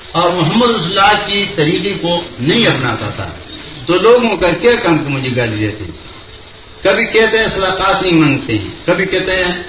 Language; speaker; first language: Urdu; non-native, local second language; Pashto